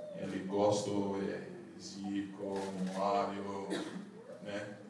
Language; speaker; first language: Portuguese; non-native, learner; English